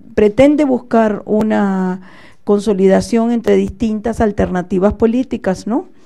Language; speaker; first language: Spanish; native; Spanish